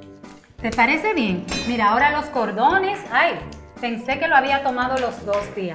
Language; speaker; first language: Spanish; native; Spanish